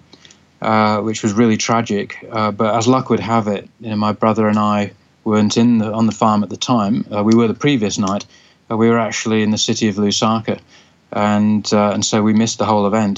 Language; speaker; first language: English; native; English